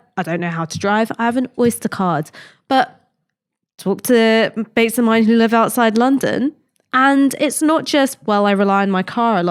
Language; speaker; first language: English; native; English